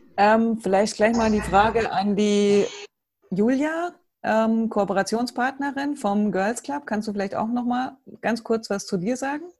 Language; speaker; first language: German; native; German